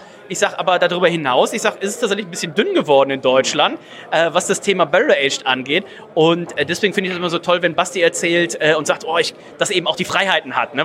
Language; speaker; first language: German; native; German